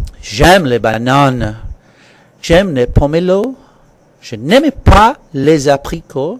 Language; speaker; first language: French; non-native, fluent; English